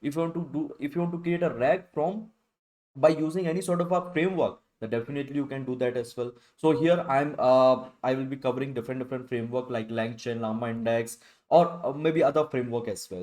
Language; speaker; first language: English; non-native, local second language; Hindi